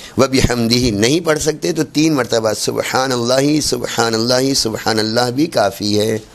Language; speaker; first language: Urdu; native; Urdu